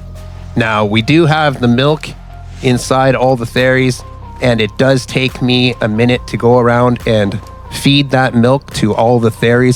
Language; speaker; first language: English; native; English